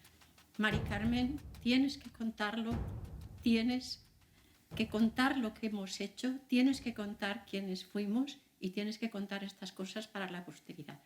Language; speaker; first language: Spanish; native; Spanish